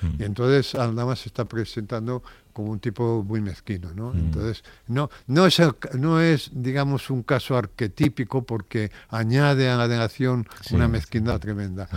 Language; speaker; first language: Spanish; native; Spanish